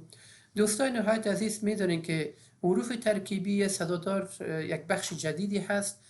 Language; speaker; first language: Persian; native; Persian